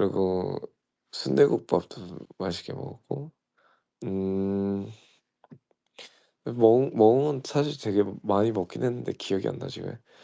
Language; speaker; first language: Korean; early bilingual, heritage; Korean